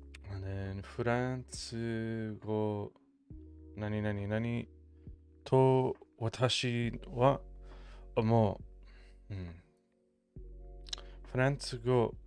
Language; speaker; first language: Japanese; non-native, learner; English